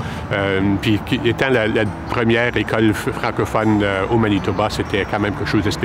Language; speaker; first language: French; native; French